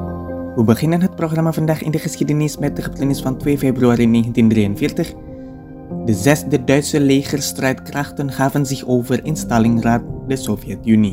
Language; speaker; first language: Dutch; non-native, fluent; Indonesian